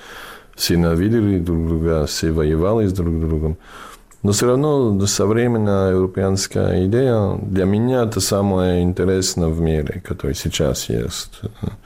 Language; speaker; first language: Russian; non-native, fluent; English